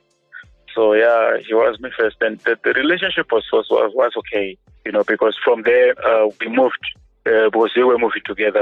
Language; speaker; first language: English; non-native, local second language; Shona